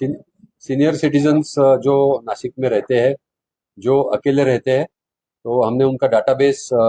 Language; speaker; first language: Hindi; non-native, local second language; Marathi